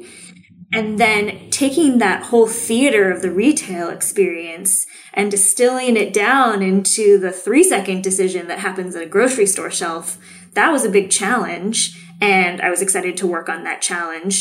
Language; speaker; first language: English; native; English